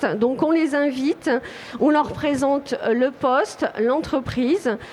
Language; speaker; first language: French; native; French